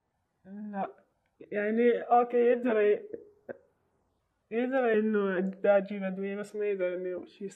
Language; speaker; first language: Arabic; native; Arabic